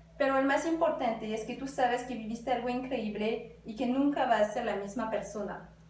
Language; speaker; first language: Spanish; non-native, fluent; French